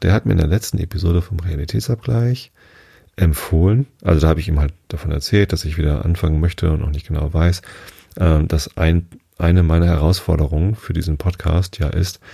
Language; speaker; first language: German; native; German